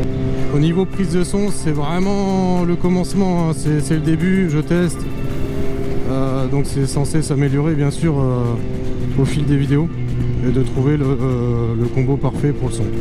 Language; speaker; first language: French; native; French